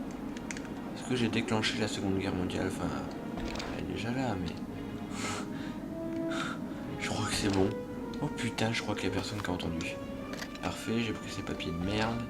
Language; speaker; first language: French; native; French